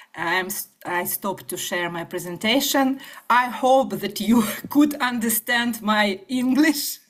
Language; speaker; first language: English; non-native, fluent; Ukrainian